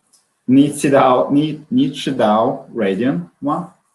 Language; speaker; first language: Chinese; non-native, learner; Swedish